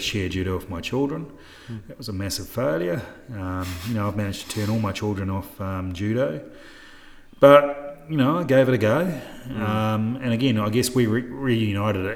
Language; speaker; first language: English; native; English